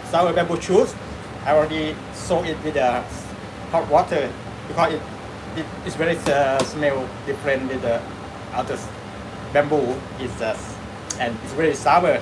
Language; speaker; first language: English; non-native, learner; Thai